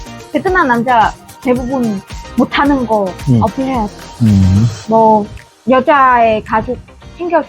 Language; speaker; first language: Korean; non-native, fluent; Vietnamese